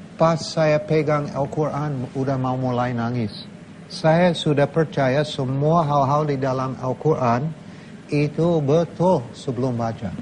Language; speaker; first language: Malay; non-native, fluent; English